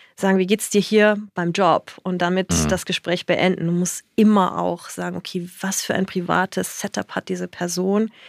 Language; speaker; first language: German; early bilingual, other home language; Japanese